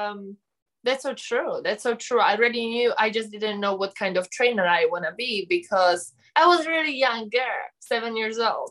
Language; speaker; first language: English; non-native, learner; Polish